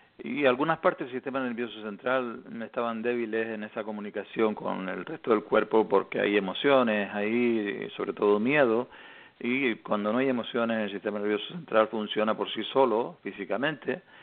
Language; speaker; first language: Spanish; native; Spanish